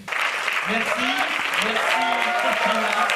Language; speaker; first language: French; native; French